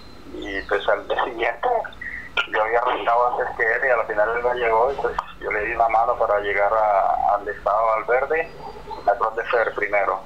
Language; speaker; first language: Spanish; native; Spanish